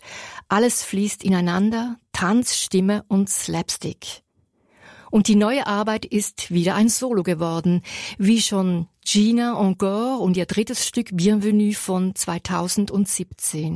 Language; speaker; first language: German; native; German